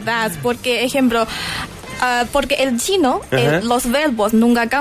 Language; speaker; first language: Spanish; non-native, learner; Chinese